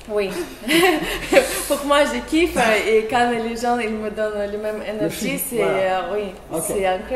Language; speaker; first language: French; non-native, learner; Russian